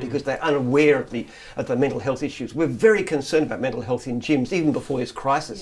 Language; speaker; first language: English; native; English